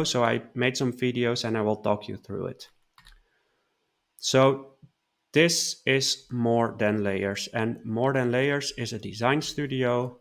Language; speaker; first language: English; non-native, fluent; Dutch